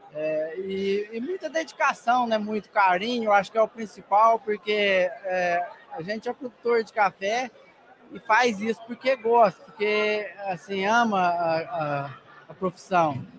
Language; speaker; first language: Portuguese; native; Portuguese